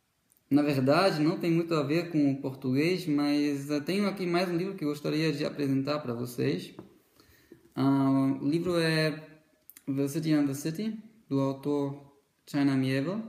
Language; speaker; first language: Portuguese; non-native, fluent; German